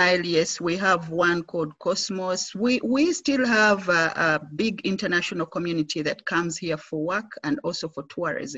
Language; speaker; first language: English; non-native, local second language; Ganda